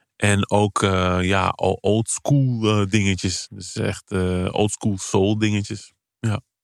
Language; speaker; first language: Dutch; early bilingual, other home language; Kabuverdianu